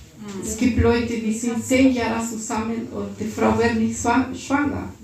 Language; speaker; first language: German; non-native, fluent; Russian